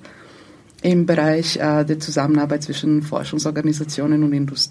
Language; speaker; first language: German; non-native, fluent; Croatian